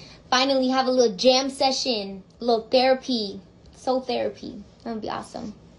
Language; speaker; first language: English; native; English